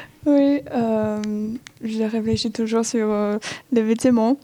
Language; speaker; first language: French; non-native, fluent; Chinese